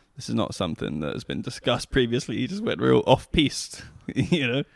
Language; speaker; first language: English; native; English